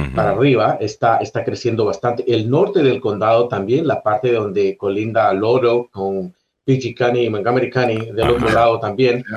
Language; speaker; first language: Spanish; native; Spanish